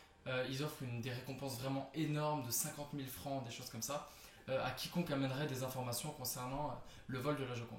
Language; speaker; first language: French; native; French